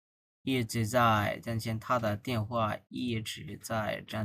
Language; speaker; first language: Chinese; non-native, fluent; Bangla